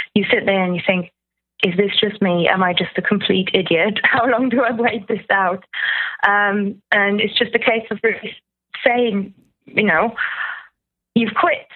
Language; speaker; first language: English; non-native, fluent; German